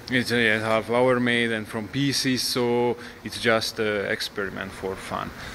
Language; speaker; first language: English; non-native, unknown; Hungarian